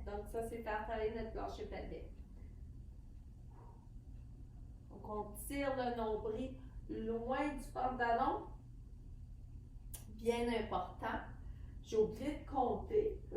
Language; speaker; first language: French; native; French